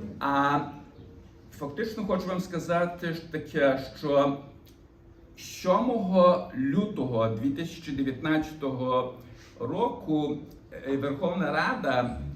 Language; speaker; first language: Ukrainian; early bilingual, heritage; Ukrainian